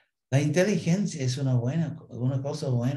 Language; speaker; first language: Spanish; non-native, fluent; English